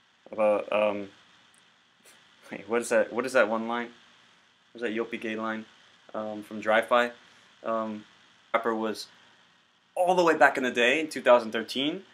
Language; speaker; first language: English; native; English